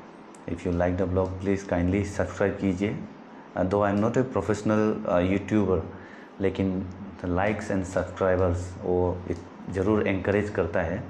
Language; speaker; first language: Hindi; non-native, local second language; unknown